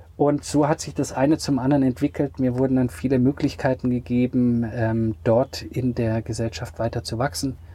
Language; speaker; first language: German; native; German